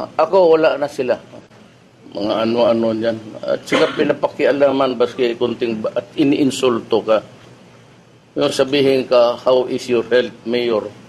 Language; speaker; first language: Filipino; non-native, local second language; Cebuano